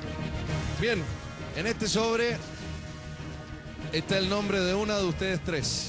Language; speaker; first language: Spanish; native; Spanish